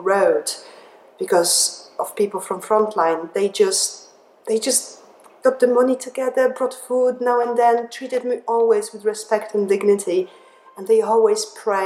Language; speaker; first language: English; non-native, fluent; Polish